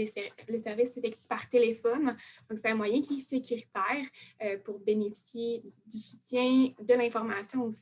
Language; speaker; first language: French; native; French